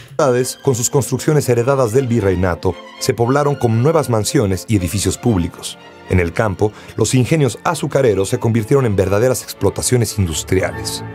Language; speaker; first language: Spanish; native; Spanish